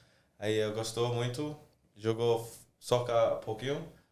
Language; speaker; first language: Portuguese; early bilingual, heritage; English